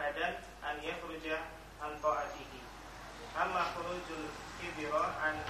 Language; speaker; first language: Arabic; non-native, learner; Indonesian